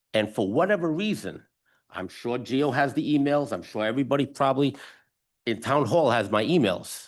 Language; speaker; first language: English; non-native, fluent; Italian